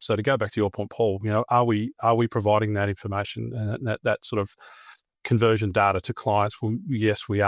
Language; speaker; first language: English; native; English